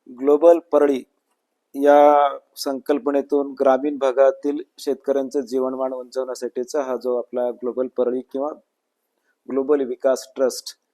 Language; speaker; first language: Marathi; native; Marathi